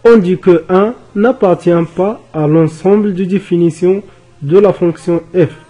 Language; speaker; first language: French; non-native, local second language; Arabic